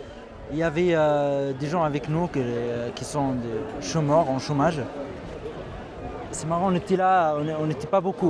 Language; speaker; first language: French; non-native, fluent; Arabic